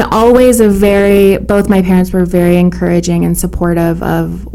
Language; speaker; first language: English; native; English